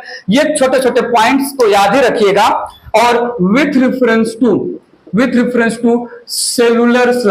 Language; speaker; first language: Hindi; native; Hindi